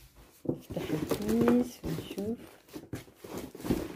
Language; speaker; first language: Arabic; native; Arabic